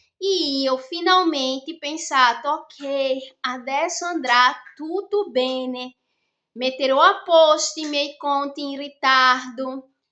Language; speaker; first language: Italian; non-native, fluent; Portuguese